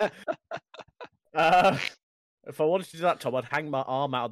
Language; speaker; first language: English; native; English